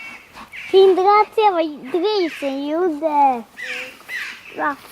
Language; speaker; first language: Swedish; native; Swedish